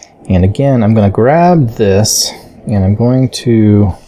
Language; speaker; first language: English; native; English